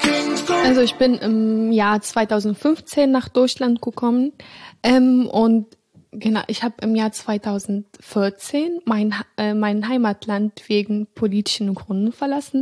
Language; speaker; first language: German; non-native, fluent; Arabic